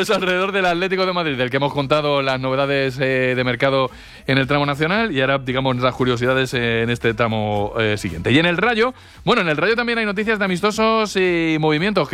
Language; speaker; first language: Spanish; native; Spanish